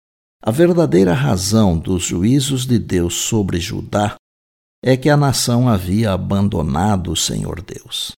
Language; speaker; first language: Portuguese; native; Portuguese